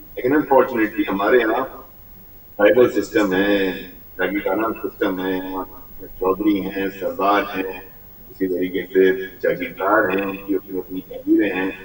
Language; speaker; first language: Urdu; native; Urdu